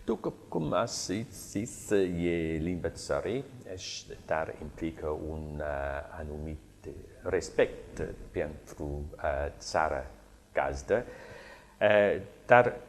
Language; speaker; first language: Romanian; non-native, fluent; English